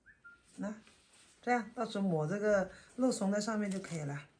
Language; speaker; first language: Chinese; native; Chinese